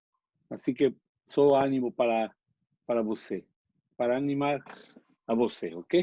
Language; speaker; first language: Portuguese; non-native, learner; Spanish